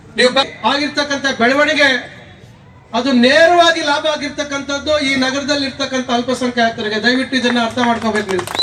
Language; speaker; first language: Kannada; native; Kannada